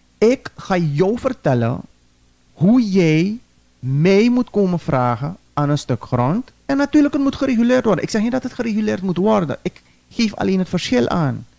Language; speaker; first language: Dutch; native; Dutch